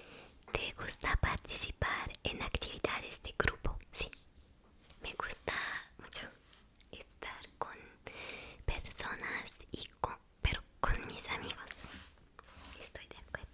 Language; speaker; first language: Spanish; non-native, learner; Korean